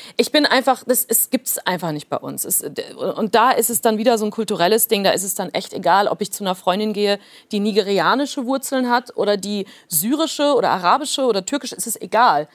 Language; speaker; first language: German; early bilingual, other home language; Plautdietsch